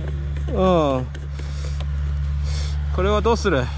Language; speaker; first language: Japanese; non-native, learner; Chinese